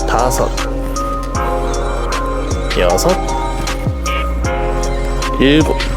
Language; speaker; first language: Korean; native; Korean